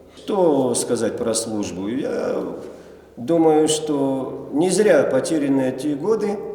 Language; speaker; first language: Russian; non-native, local second language; Chuvash